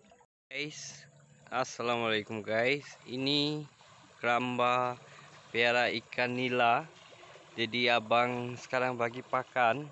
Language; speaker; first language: Indonesian; non-native, fluent; Bangla